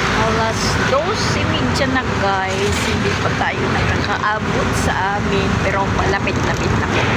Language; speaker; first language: Filipino; non-native, local second language; Cebuano